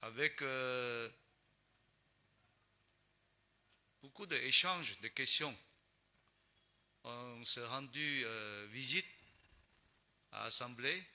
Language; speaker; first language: French; non-native, learner; Chinese